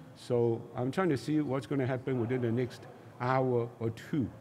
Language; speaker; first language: English; non-native, local second language; Chinese